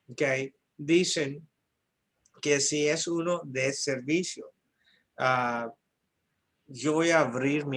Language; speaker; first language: Spanish; early bilingual, heritage; English